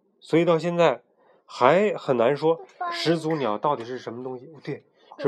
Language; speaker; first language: Chinese; native; Chinese